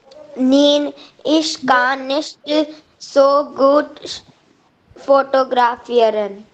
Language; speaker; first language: German; non-native, learner; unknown